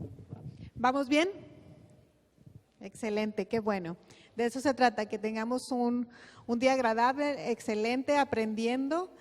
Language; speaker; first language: Spanish; native; Spanish